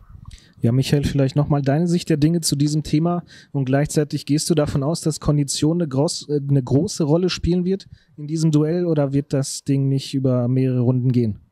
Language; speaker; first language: German; native; German